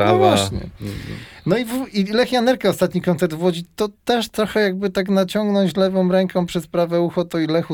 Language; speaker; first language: Polish; native; Polish